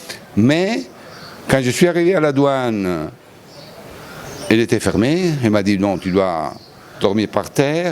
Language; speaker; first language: French; non-native, fluent; Italian